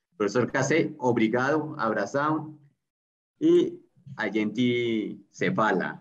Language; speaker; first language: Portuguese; non-native, learner; Spanish